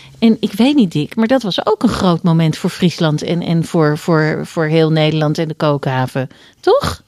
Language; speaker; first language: Dutch; native; Dutch